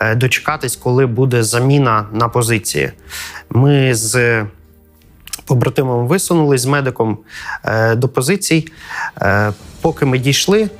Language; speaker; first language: Ukrainian; native; Ukrainian